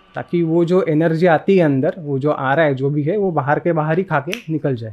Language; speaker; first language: Hindi; non-native, local second language; Marathi